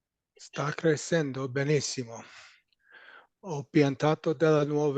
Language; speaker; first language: Italian; non-native, learner; English